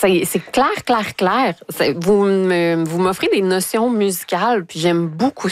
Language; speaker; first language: French; native; French